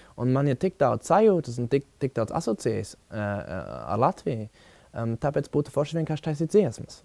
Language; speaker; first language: Latvian; non-native, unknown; German